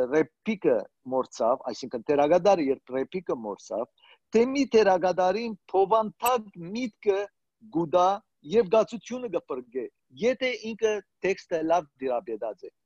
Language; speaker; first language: Armenian; early bilingual, heritage; Armenian